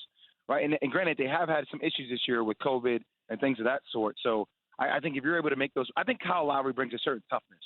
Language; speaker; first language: English; native; English